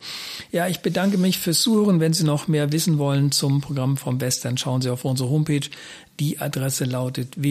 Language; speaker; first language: German; native; German